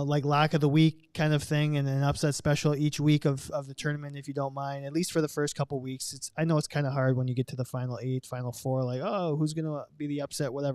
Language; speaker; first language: English; native; English